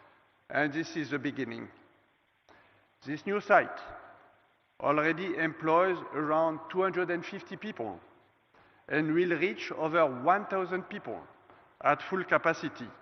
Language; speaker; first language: English; non-native, fluent; French